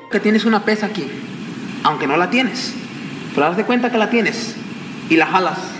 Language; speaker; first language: Spanish; non-native, local second language; Nahuatl languages